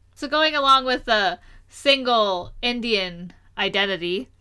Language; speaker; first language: English; early bilingual, other home language; Hindi